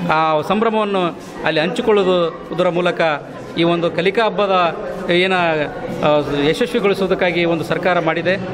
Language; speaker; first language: Kannada; native; Kannada